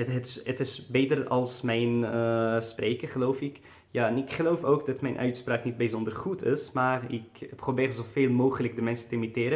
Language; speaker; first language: Dutch; non-native, learner; Arabic